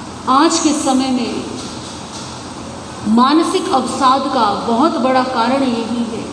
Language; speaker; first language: Hindi; native; Hindi